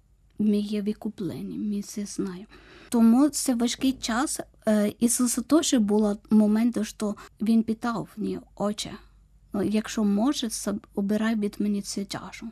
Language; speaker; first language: Ukrainian; non-native, learner; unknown